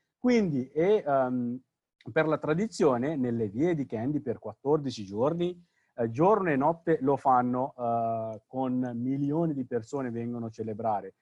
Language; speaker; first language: Italian; non-native, fluent; Sinhala